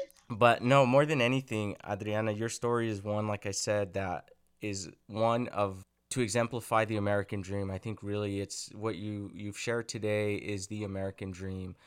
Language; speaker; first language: English; early bilingual, other home language; Spanish